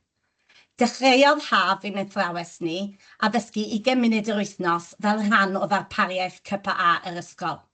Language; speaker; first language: Welsh; native; Welsh